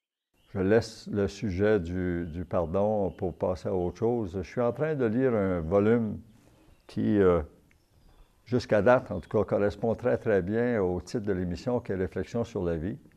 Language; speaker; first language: French; native; French